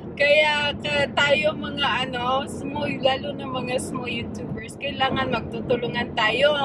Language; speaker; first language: Filipino; non-native, local second language; Cebuano